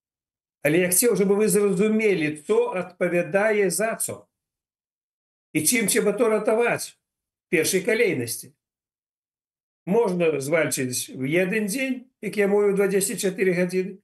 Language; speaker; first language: Polish; non-native, learner; Ukrainian